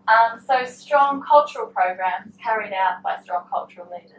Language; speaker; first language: English; native; English